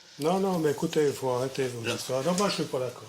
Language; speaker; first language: French; native; French